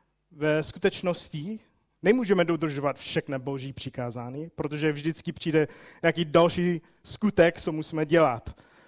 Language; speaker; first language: Czech; non-native, fluent; English